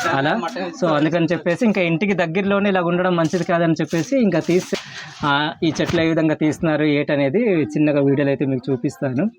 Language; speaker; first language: Telugu; non-native, local second language; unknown